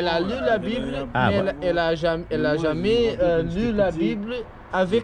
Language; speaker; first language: French; non-native, fluent; Portuguese